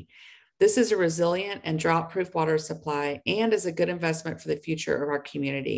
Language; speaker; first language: English; native; English